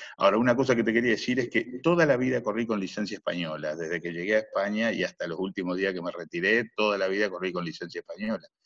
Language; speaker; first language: Spanish; native; Spanish